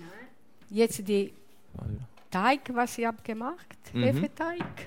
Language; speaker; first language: German; non-native, learner; Italian